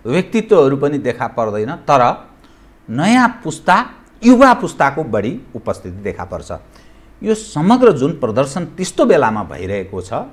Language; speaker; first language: Nepali; native; Nepali